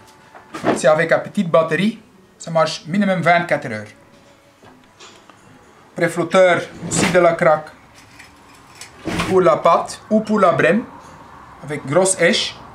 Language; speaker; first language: French; non-native, local second language; Dutch